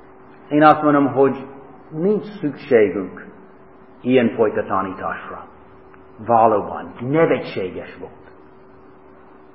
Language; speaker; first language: Hungarian; non-native, fluent; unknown